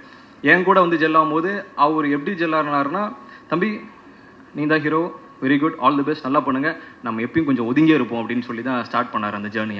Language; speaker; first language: Tamil; native; Tamil